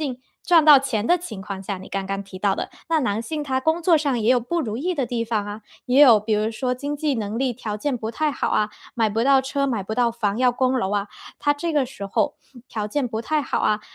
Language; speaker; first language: Chinese; native; Chinese